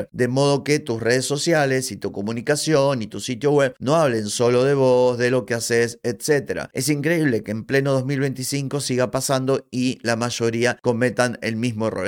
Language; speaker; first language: Spanish; native; Spanish